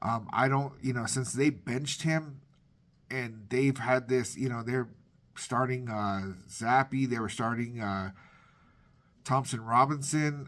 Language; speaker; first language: English; native; English